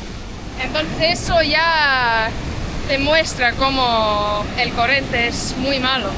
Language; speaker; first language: Spanish; non-native, fluent; Estonian